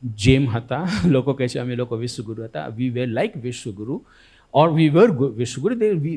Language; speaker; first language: English; non-native, local second language; Gujarati